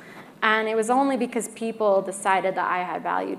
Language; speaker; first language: English; native; English